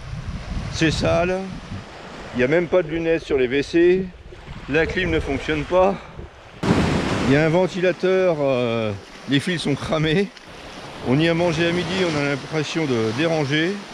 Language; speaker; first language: French; native; French